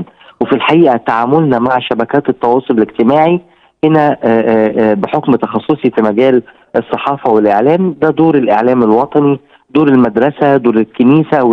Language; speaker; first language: Arabic; native; Arabic